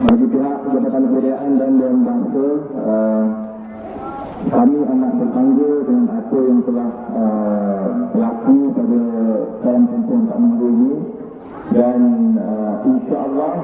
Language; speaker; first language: Malay; native; Malay